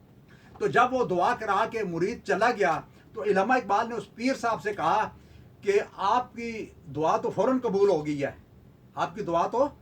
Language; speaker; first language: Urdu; non-native, local second language; Punjabi